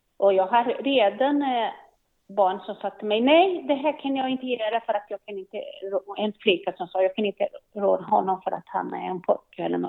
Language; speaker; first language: Swedish; non-native, learner; Portuguese